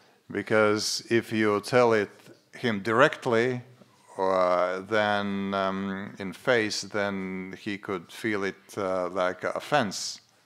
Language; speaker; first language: English; non-native, fluent; Latvian